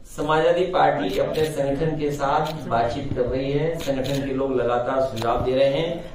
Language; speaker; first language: Hindi; native; Hindi